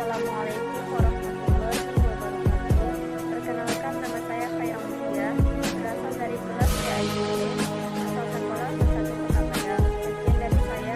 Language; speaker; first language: Indonesian; non-native, local second language; Minangkabau